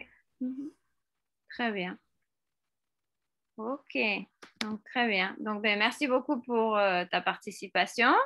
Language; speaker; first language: French; non-native, fluent; Spanish